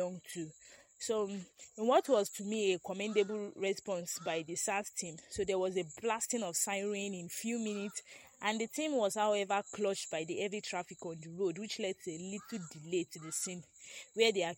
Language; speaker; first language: English; non-native, local second language; Yoruba